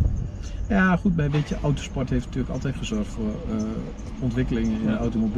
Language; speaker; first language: Dutch; native; Dutch